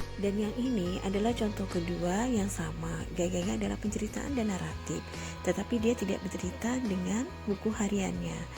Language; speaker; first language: Indonesian; native; Indonesian